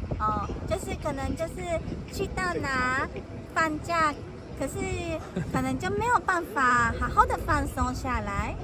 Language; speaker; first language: Chinese; early bilingual, heritage; Japanese